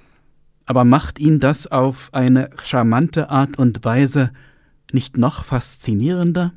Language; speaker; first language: German; native; German